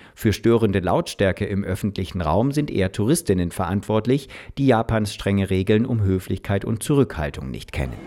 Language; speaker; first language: German; native; German